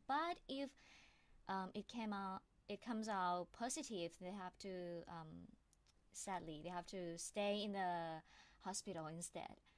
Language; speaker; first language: English; non-native, fluent; Thai